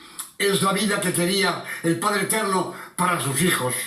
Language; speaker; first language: Spanish; non-native, fluent; French